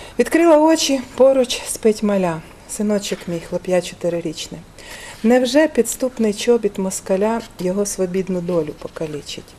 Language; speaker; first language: Ukrainian; native; Ukrainian